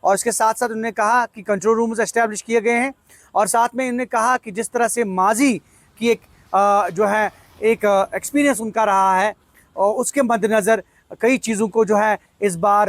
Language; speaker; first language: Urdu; non-native, local second language; Kashmiri